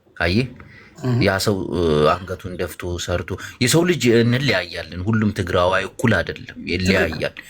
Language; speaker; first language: Amharic; non-native, local second language; Tigrinya